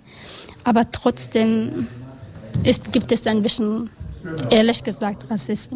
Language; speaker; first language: German; non-native, learner; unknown